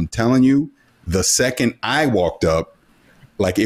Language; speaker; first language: English; native; English